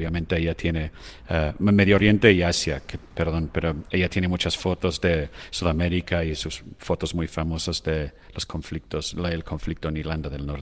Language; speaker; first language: Spanish; non-native, fluent; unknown